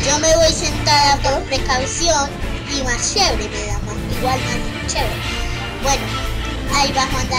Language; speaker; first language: Spanish; native; Spanish